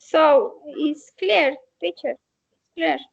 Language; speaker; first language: English; non-native, learner; Spanish